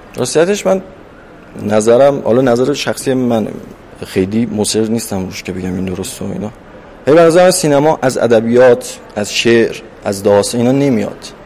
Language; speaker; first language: Persian; non-native, local second language; Azerbaijani